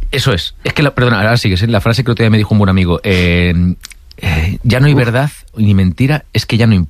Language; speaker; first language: Spanish; native; Spanish